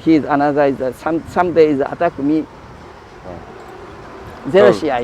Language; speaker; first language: English; non-native, learner; Japanese